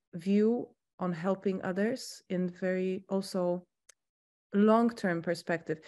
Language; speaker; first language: English; non-native, fluent; Polish